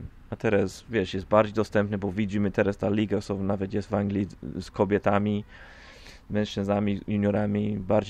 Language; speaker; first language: Polish; non-native, fluent; English